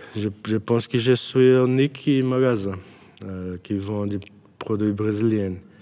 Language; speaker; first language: French; non-native, learner; Portuguese